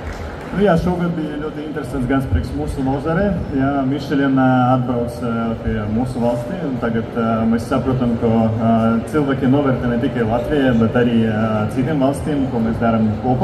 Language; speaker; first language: Latvian; non-native, local second language; Russian